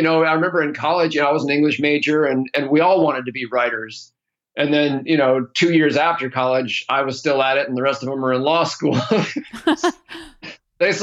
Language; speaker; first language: English; native; English